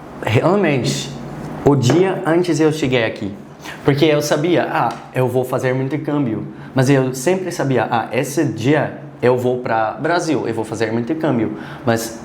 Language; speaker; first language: Portuguese; non-native, learner; Dutch